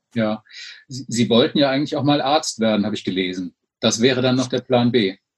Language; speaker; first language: German; native; German